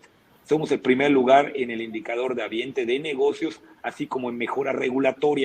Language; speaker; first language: Spanish; native; Spanish